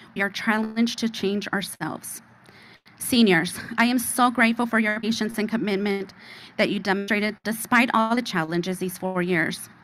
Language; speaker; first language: English; early bilingual, other home language; Spanish